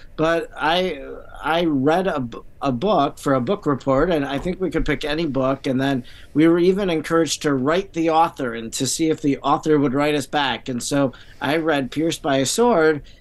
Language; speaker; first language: English; native; English